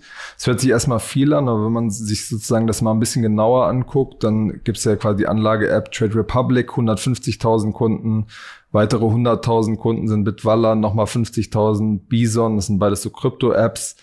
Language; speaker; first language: German; native; German